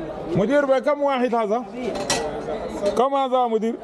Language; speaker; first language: Arabic; native; Arabic